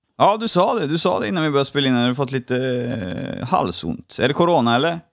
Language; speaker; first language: Swedish; native; Swedish